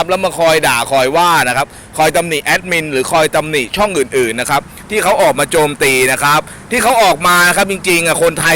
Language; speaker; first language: Thai; native; Thai